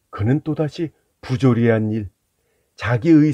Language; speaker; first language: Korean; native; Korean